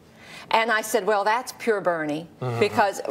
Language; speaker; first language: English; native; English